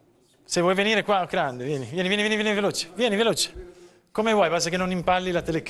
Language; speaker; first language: Italian; native; Italian